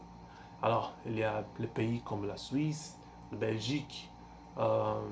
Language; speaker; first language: French; non-native, learner; Portuguese